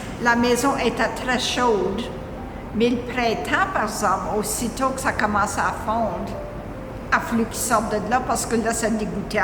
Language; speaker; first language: French; native; French